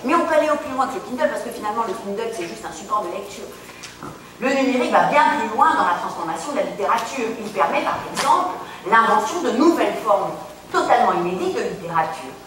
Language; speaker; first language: French; native; French